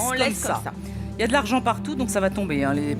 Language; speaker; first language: French; native; French